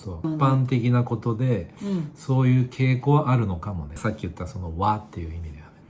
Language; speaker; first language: Japanese; native; Japanese